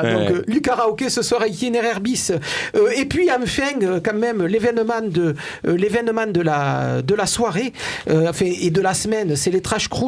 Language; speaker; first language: French; native; French